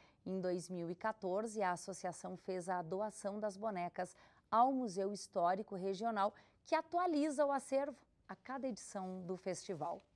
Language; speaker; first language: Portuguese; native; Portuguese